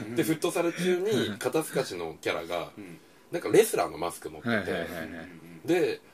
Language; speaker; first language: Japanese; native; Japanese